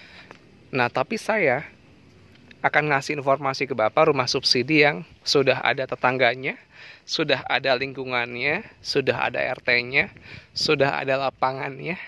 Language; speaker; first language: Indonesian; native; Indonesian